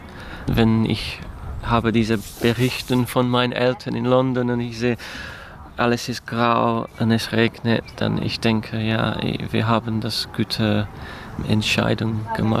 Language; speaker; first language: German; non-native, fluent; English